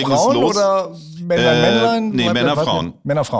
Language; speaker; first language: German; native; German